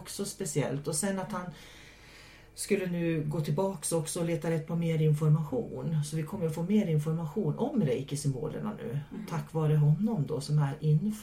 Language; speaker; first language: Swedish; native; Swedish